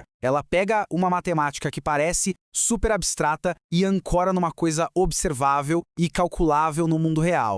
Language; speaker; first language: Portuguese; native; Portuguese